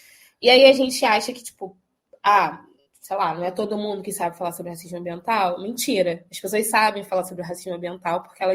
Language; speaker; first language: Portuguese; native; Portuguese